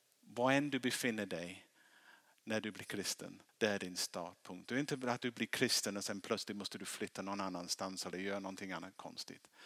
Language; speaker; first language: Swedish; non-native, fluent; English